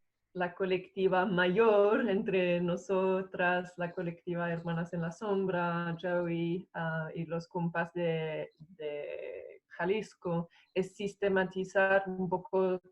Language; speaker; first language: Spanish; non-native, fluent; English